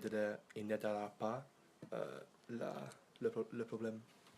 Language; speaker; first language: French; non-native, learner; English